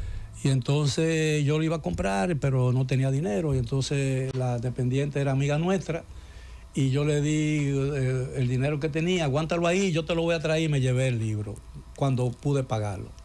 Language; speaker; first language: Spanish; native; Spanish